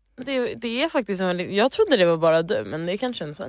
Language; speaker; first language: Swedish; early bilingual, heritage; English